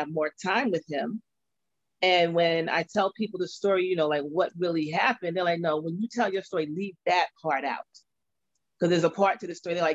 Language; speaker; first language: English; native; English